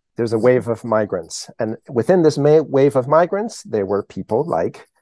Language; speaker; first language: English; early bilingual, other home language; Chinese